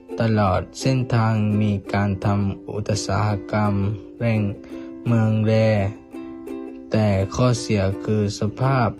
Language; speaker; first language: Thai; native; Thai